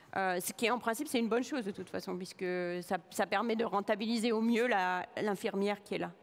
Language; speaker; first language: French; native; French